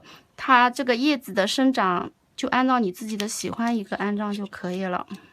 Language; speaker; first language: Chinese; native; Chinese